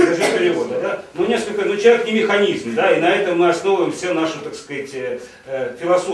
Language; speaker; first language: Russian; native; Russian